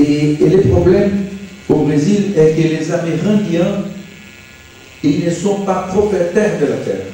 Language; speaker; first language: French; non-native, learner; Portuguese